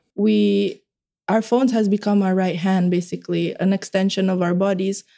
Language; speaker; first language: English; early bilingual, other home language; Indonesian